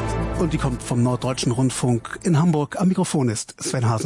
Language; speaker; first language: German; native; German